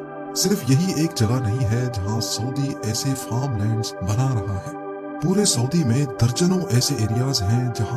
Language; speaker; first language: Urdu; native; Urdu